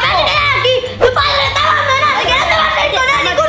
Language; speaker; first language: Spanish; native; Spanish